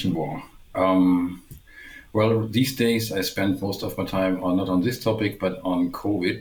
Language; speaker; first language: English; non-native, fluent; German